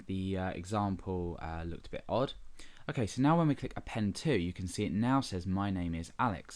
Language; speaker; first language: English; native; English